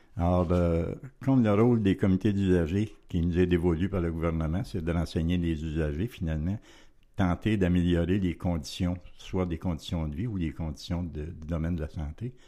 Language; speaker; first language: French; native; French